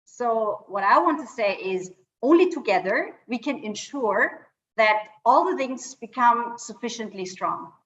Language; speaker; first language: English; non-native, fluent; German